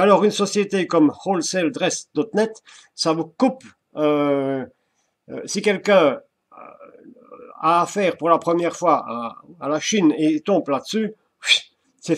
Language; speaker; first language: French; native; French